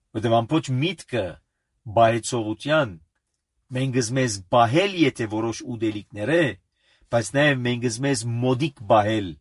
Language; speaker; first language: Armenian; early bilingual, heritage; Armenian